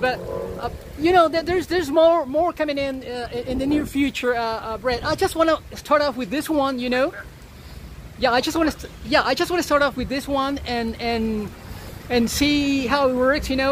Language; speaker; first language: English; non-native, fluent; Spanish